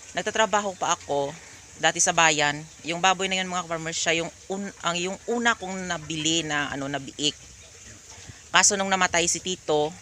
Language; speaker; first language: Filipino; native; Filipino